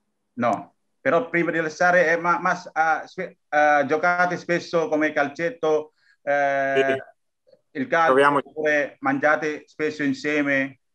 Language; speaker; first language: Italian; non-native, learner; Indonesian